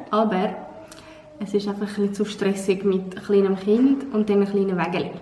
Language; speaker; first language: German; native; German